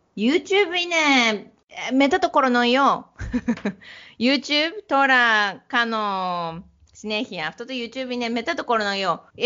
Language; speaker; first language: Greek; non-native, learner; Japanese